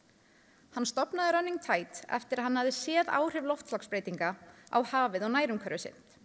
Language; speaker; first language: Icelandic; native; Icelandic